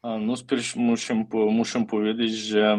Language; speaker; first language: Polish; non-native, learner; Ukrainian